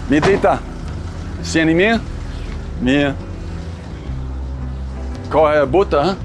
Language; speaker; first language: Albanian; non-native, learner; English